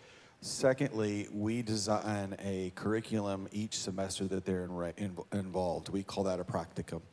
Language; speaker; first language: English; native; English